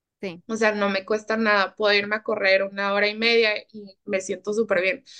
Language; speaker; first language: Spanish; early bilingual, heritage; Spanish